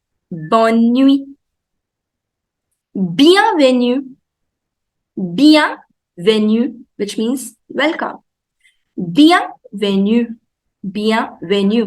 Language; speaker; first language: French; non-native, fluent; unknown